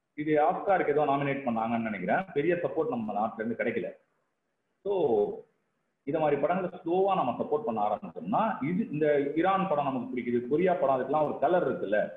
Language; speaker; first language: Tamil; native; Tamil